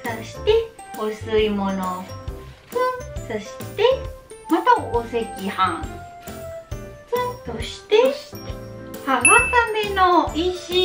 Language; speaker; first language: Japanese; non-native, fluent; Indonesian